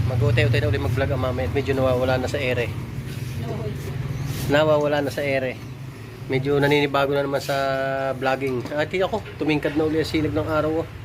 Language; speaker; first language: Filipino; native; Filipino